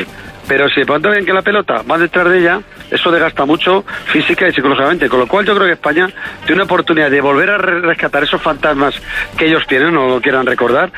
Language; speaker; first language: Spanish; native; Spanish